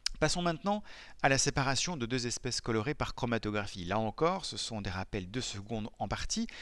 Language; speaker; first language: French; native; French